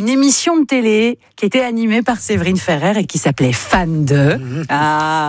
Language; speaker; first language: French; native; French